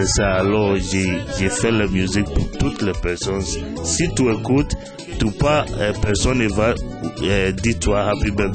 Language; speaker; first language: French; non-native, learner; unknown